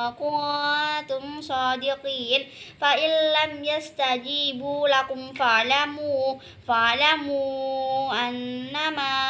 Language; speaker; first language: Arabic; non-native, learner; Indonesian